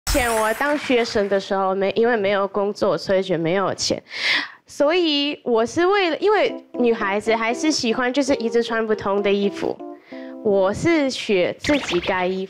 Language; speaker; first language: Chinese; non-native, fluent; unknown